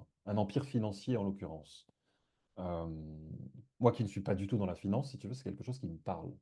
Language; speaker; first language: French; native; French